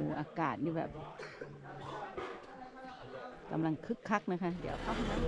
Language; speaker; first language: Thai; native; Thai